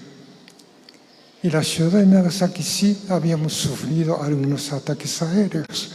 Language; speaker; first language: Spanish; non-native, fluent; Japanese